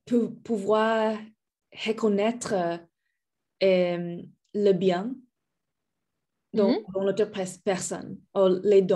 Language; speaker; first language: French; non-native, learner; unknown